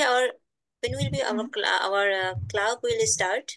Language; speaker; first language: English; non-native, learner; Bangla